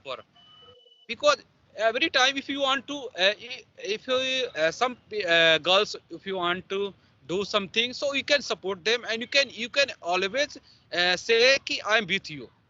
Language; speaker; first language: English; non-native, learner; Hindi